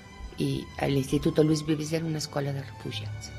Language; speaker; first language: Catalan; early bilingual, heritage; Catalan